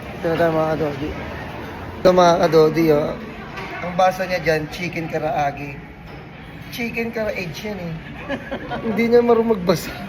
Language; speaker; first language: Filipino; non-native, fluent; Korean